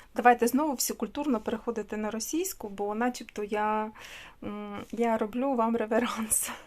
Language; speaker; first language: Ukrainian; non-native, local second language; Russian